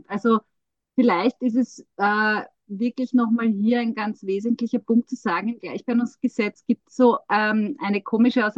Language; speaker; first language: German; native; German